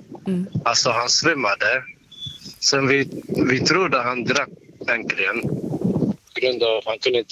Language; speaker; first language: Swedish; non-native, learner; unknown